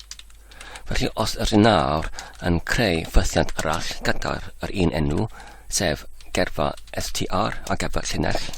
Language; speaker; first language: Welsh; non-native, fluent; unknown